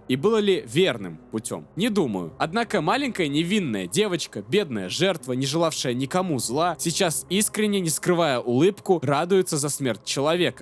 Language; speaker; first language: Russian; native; Russian